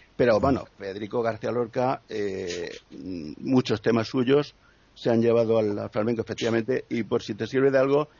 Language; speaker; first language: Spanish; native; Spanish